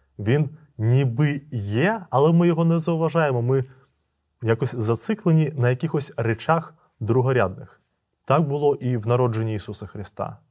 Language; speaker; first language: Ukrainian; native; Ukrainian